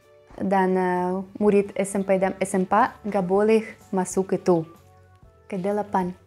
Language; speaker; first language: Indonesian; non-native, learner; Russian